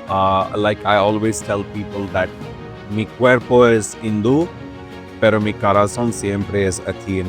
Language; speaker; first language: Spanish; non-native, learner; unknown